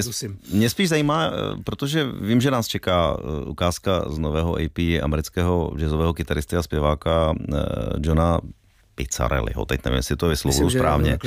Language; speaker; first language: Czech; native; Czech